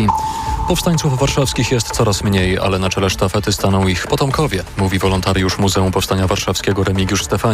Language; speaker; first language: Polish; native; Polish